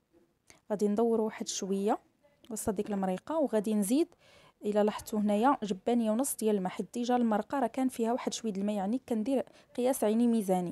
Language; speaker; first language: Arabic; native; Arabic